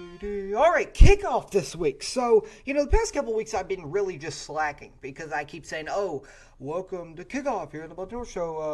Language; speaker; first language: English; native; English